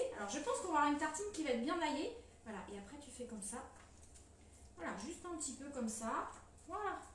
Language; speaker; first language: French; native; French